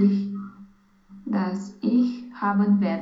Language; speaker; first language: German; non-native, learner; Romanian